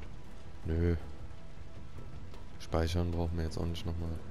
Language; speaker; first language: German; native; German